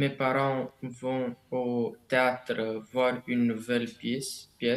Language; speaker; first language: French; non-native, learner; Romanian